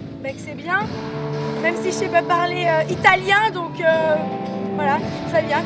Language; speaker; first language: French; non-native, learner; Italian